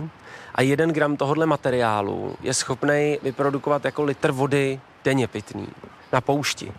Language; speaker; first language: Czech; native; Czech